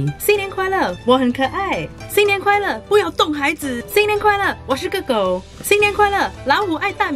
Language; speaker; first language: Chinese; non-native, local second language; English